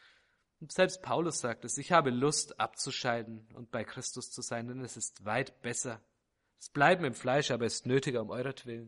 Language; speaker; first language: German; native; German